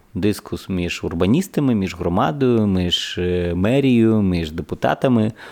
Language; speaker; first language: Ukrainian; native; Ukrainian